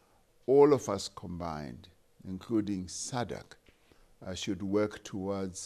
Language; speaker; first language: English; non-native, local second language; Venda